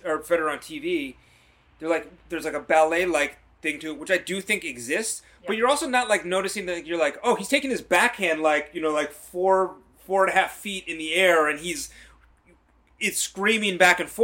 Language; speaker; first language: English; native; English